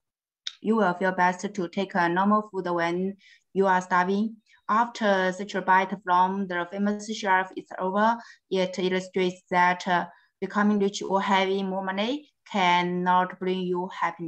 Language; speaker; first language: English; non-native, learner; Chinese